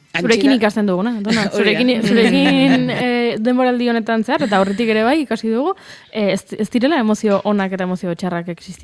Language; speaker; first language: Basque; native; Basque